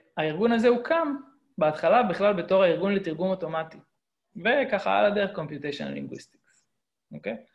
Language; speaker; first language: Hebrew; native; Hebrew